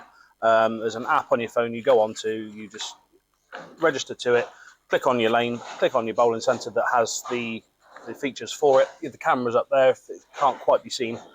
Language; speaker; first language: English; native; English